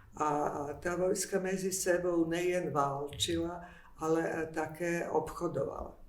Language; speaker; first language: Czech; non-native, fluent; Bosnian